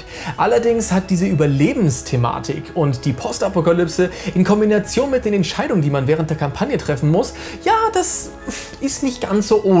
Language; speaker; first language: German; native; German